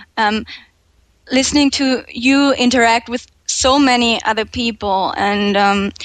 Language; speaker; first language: English; non-native, fluent; German